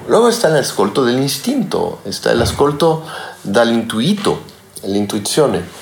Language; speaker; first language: Italian; non-native, learner; Spanish